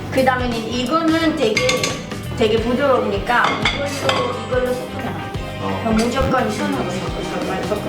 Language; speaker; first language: Korean; non-native, fluent; Italian